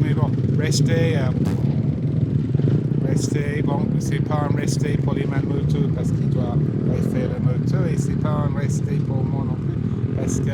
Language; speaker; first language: French; non-native, fluent; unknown